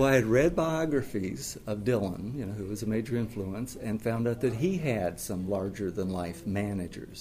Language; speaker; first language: English; native; English